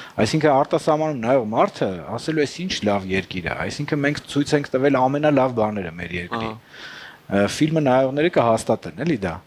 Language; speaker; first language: Armenian; native; Armenian